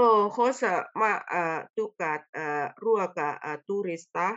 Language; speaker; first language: Finnish; non-native, learner; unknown